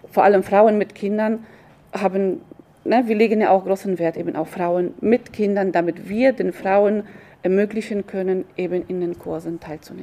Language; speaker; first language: German; non-native, fluent; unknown